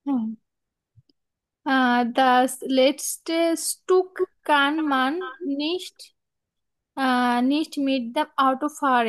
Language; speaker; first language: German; non-native, learner; Bangla